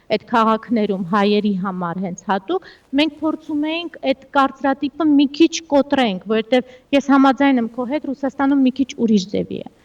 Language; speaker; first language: Armenian; early bilingual, heritage; Armenian